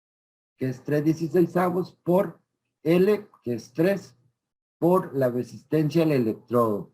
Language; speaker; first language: Spanish; native; Spanish